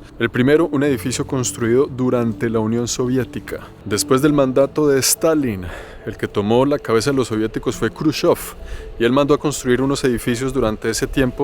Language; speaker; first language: Spanish; native; Spanish